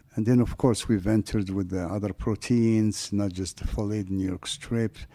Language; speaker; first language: English; non-native, fluent; French